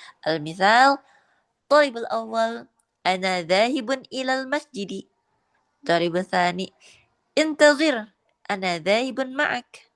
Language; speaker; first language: Arabic; non-native, learner; Indonesian